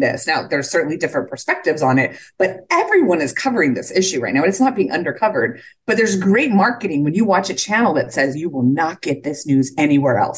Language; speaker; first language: English; native; English